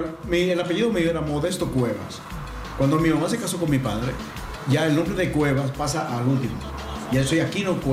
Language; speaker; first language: Spanish; native; Spanish